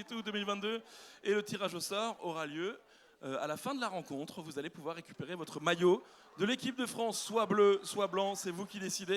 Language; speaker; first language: French; native; French